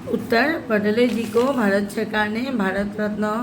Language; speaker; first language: Hindi; non-native, local second language; Assamese